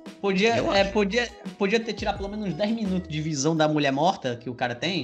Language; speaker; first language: Portuguese; native; Portuguese